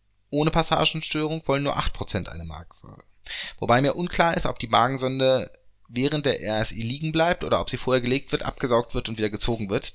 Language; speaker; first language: German; native; German